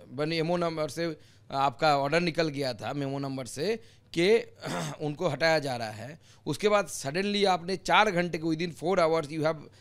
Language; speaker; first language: Hindi; non-native, local second language; Bangla